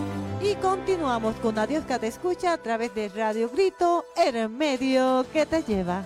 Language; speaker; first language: Spanish; native; Spanish